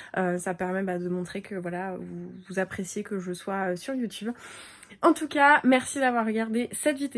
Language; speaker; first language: French; native; French